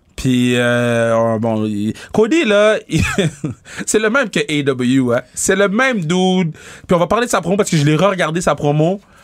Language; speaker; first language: French; native; French